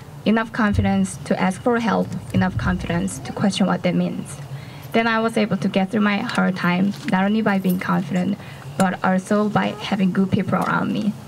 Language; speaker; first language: English; non-native, fluent; Korean